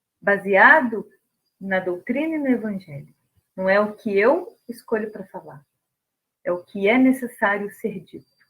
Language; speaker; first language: Portuguese; native; Portuguese